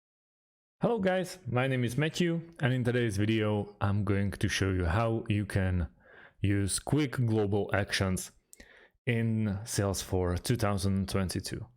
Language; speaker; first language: English; non-native, fluent; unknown